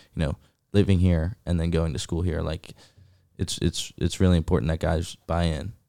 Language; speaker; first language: English; native; English